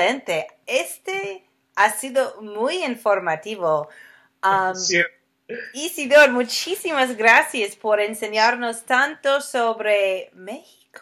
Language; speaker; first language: Spanish; non-native, fluent; English